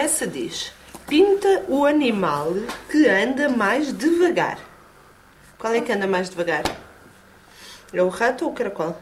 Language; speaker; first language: Portuguese; native; Portuguese